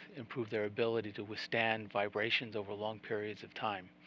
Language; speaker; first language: English; native; English